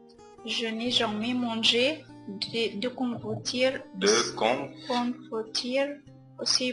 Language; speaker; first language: French; non-native, learner; Arabic